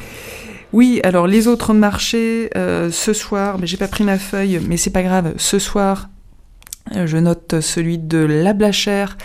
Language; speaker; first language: French; native; French